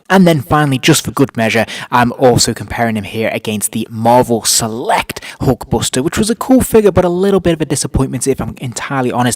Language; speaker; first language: English; native; English